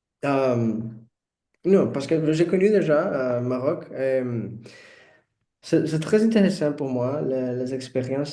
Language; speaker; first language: French; non-native, learner; Portuguese